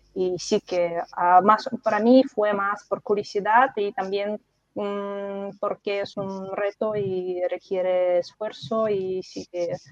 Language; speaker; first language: Spanish; non-native, fluent; Russian